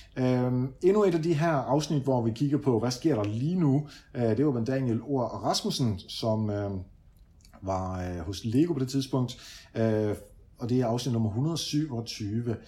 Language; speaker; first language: Danish; early bilingual, other home language; Dutch